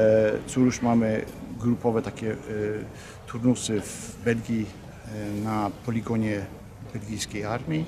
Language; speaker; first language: Polish; early bilingual, heritage; Polish